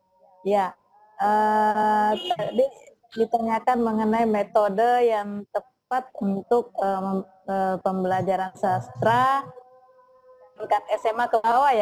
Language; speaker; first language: Indonesian; native; Indonesian